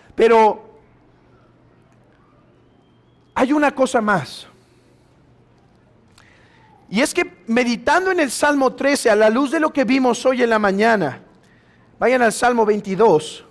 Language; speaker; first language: Spanish; native; Spanish